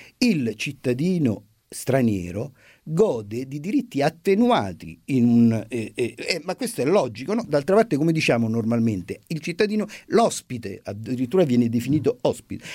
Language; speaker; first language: Italian; native; Italian